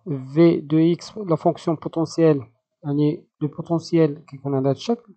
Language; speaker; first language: French; non-native, local second language; Arabic